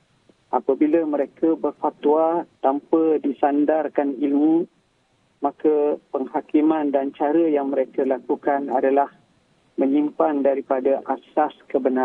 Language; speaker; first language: Malay; native; Malay